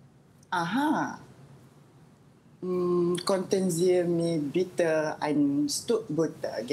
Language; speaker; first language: German; non-native, learner; Malay